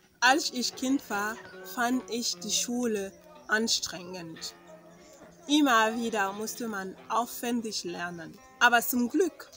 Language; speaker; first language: German; non-native, learner; Mossi